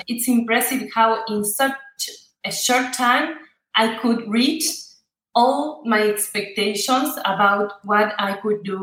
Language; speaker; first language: English; non-native, fluent; Spanish